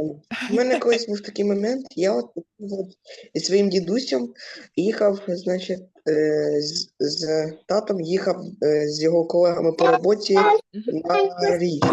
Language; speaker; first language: Ukrainian; native; Ukrainian